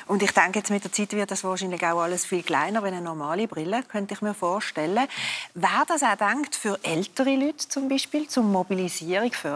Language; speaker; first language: German; native; German